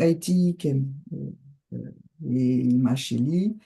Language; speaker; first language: Hebrew; non-native, learner; French